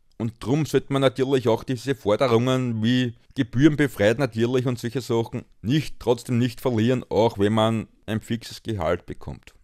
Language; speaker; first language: German; native; German